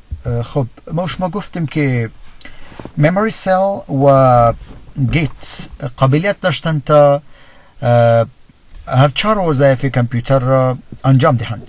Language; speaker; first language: Persian; native; Persian